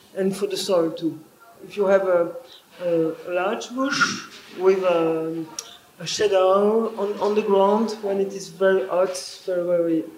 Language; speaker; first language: English; non-native, learner; French